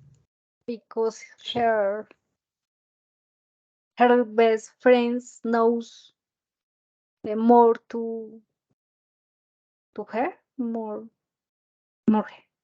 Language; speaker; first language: English; non-native, learner; Spanish